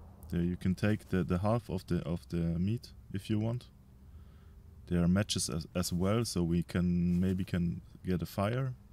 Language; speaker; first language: English; non-native, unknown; German